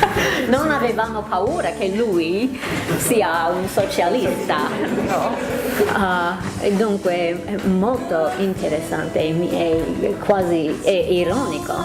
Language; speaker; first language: Italian; non-native, learner; English